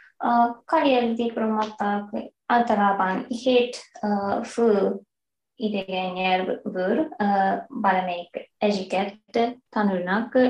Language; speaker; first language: Hungarian; non-native, fluent; Japanese